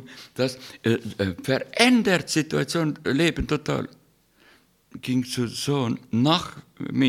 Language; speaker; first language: German; non-native, learner; Russian